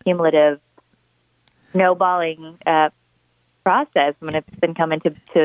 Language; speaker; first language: English; native; English